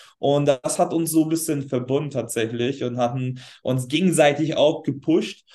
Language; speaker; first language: German; non-native, fluent; Hungarian